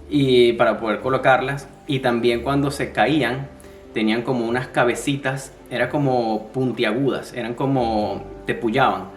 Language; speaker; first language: Spanish; native; Spanish